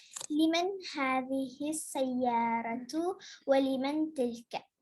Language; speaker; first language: Arabic; non-native, learner; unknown